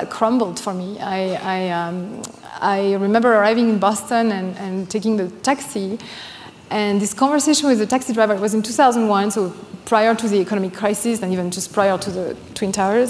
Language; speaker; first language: English; non-native, fluent; French